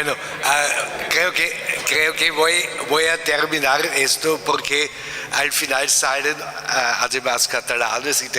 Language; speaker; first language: Spanish; non-native, fluent; German